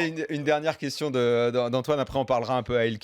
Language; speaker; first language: French; native; French